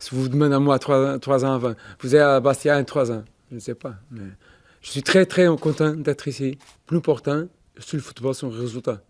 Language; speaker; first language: French; non-native, fluent; Portuguese